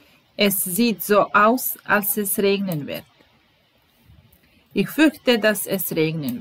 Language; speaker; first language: German; non-native, fluent; Serbian